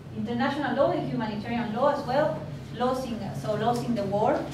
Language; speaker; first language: English; non-native, fluent; Spanish